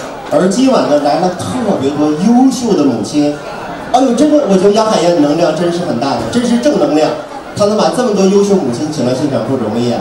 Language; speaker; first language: Chinese; native; Chinese